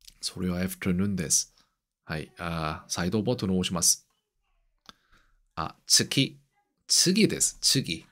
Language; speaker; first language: Japanese; non-native, learner; Korean